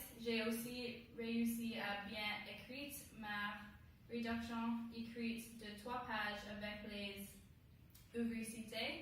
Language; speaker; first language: French; non-native, learner; English